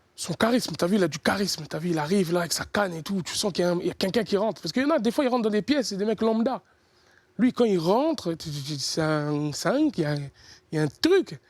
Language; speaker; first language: French; early bilingual, other home language; Lingala